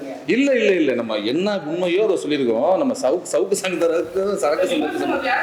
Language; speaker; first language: Tamil; native; Tamil